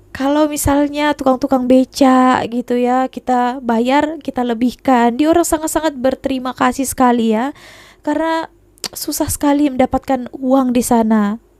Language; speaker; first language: Indonesian; native; Indonesian